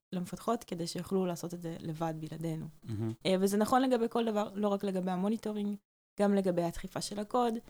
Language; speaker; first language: Hebrew; native; Hebrew